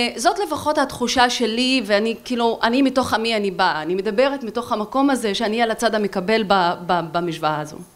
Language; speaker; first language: Hebrew; non-native, local second language; Arabic